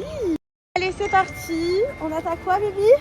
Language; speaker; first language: French; native; French